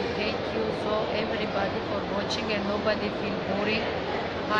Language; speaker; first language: English; non-native, learner; Turkish